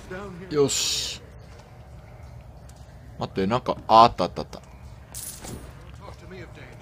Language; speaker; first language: Japanese; native; Japanese